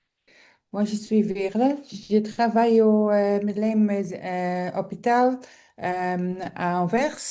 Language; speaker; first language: French; non-native, local second language; Dutch